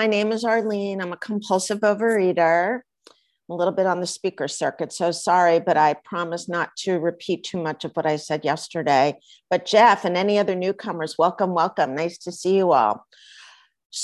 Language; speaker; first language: English; native; English